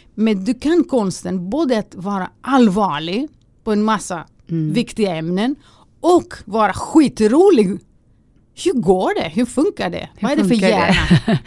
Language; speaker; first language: Swedish; non-native, fluent; Greek